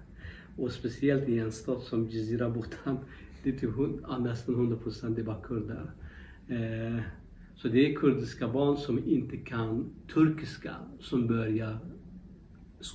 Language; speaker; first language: Swedish; non-native, local second language; Kurdish